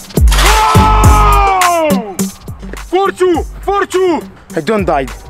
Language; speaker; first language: English; non-native, learner; Italian